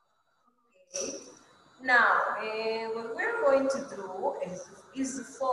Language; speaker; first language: English; non-native, fluent; Spanish